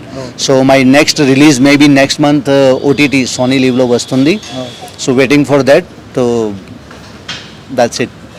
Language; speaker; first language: Telugu; non-native, learner; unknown